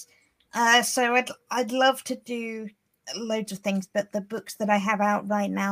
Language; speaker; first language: English; native; English